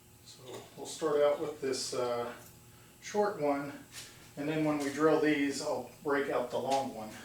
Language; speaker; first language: English; native; English